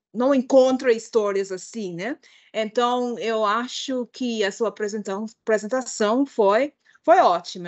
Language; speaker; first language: Portuguese; non-native, fluent; English